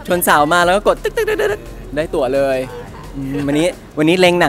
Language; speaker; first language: Thai; native; Thai